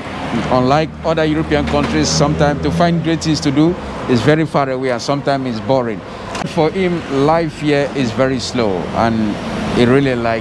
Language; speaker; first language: English; non-native, fluent; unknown